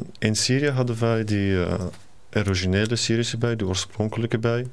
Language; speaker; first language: Dutch; non-native, learner; Arabic